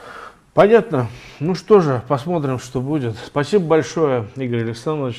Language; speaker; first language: Russian; native; Russian